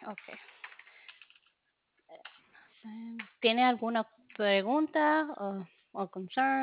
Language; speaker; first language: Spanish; early bilingual, other home language; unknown